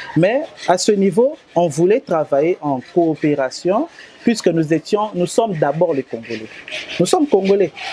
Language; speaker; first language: French; non-native, local second language; Lingala